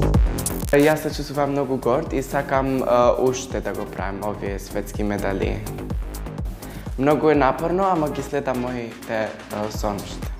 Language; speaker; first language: Macedonian; non-native, local second language; Albanian